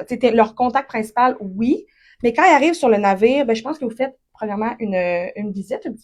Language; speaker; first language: French; native; French